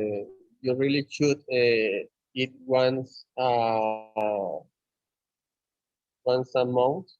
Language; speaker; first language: English; non-native, learner; Spanish